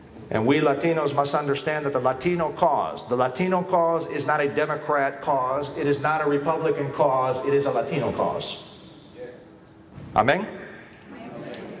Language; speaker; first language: English; early bilingual, other home language; Spanish